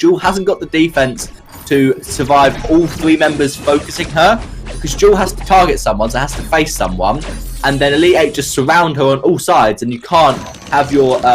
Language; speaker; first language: English; native; English